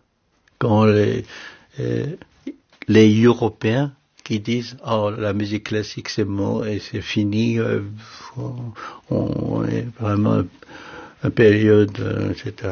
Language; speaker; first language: French; non-native, fluent; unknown